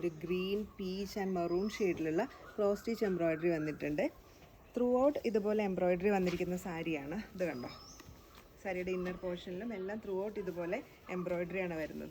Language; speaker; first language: Malayalam; native; Malayalam